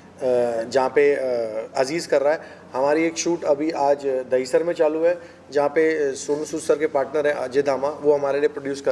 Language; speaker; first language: Hindi; native; Hindi